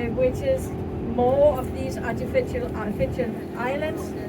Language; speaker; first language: English; non-native, fluent; Danish